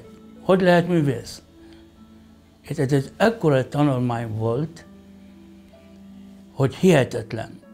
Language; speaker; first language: Hungarian; non-native, fluent; Arabic